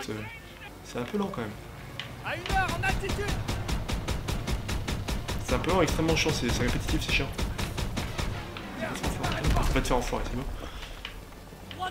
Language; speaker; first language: French; native; French